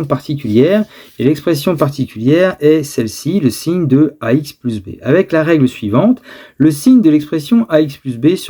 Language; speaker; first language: French; native; French